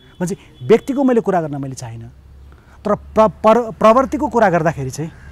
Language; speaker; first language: Nepali; native; Nepali